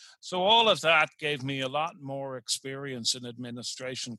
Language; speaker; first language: English; native; English